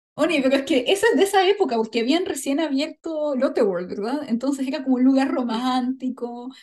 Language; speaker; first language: Spanish; native; Spanish